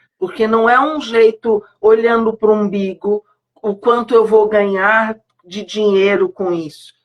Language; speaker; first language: Portuguese; native; Portuguese